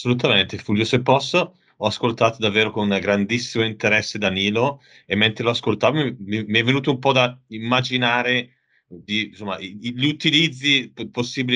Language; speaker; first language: Italian; native; Italian